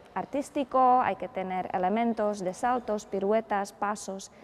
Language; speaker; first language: Spanish; non-native, fluent; Czech